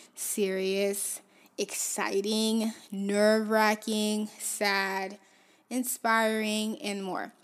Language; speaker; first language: English; early bilingual, other home language; Haitian Creole